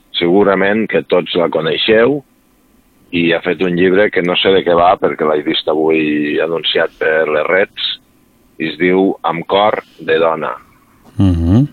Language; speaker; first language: Catalan; native; Catalan